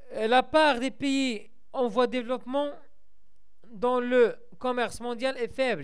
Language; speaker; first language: French; non-native, local second language; Arabic